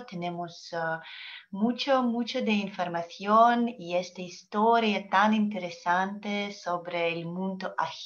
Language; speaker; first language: Spanish; non-native, learner; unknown